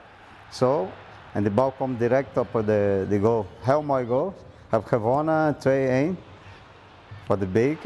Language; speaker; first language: Dutch; non-native, learner; Portuguese